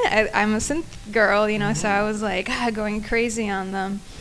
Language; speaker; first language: English; non-native, local second language; Spanish